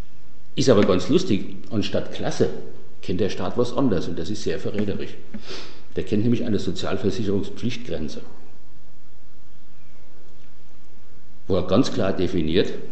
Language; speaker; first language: German; native; German